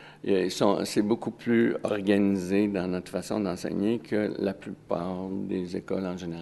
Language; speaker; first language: French; native; French